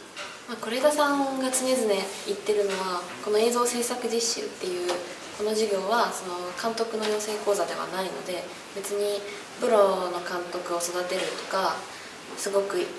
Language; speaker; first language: Japanese; native; Japanese